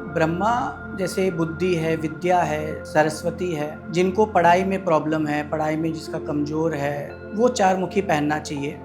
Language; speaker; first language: Hindi; non-native, local second language; Tamil